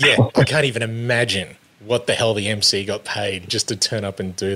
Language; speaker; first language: English; native; English